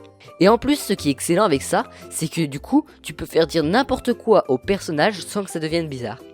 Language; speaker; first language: French; native; French